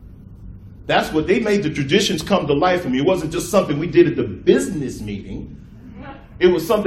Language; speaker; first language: English; native; English